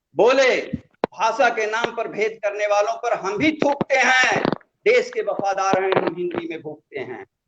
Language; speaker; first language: Hindi; non-native, local second language; Magahi